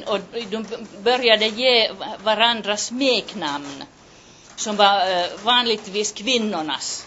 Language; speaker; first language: Swedish; non-native, local second language; Finnish